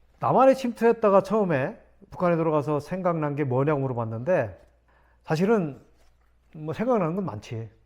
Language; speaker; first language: Korean; native; Korean